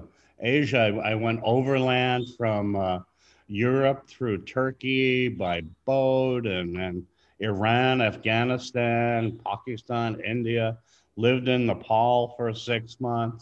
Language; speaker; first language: English; native; English